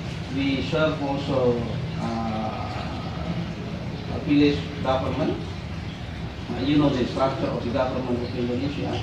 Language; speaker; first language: English; non-native, fluent; Indonesian